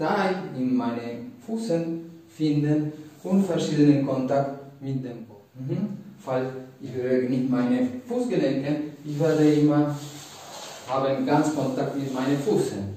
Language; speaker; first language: German; non-native, learner; Spanish